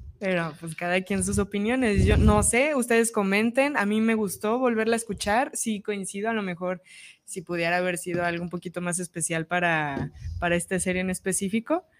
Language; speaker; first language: Spanish; native; Spanish